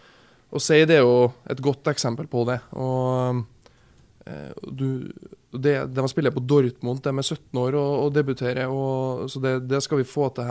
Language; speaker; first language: Norwegian; native; Norwegian